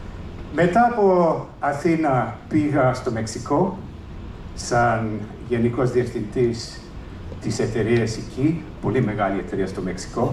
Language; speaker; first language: Greek; early bilingual, heritage; English